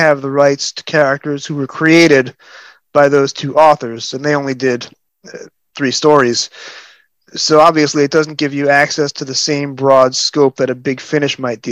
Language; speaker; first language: English; native; English